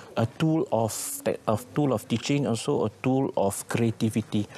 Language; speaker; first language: Malay; native; Malay